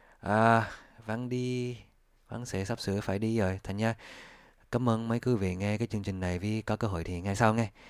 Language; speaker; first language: Vietnamese; early bilingual, heritage; English